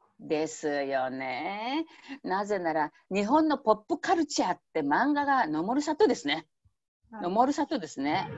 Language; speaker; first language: Japanese; native; Japanese